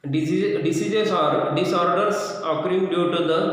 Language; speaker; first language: English; non-native, local second language; Marathi